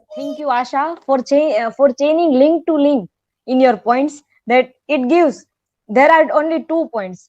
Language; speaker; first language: English; non-native, local second language; Gujarati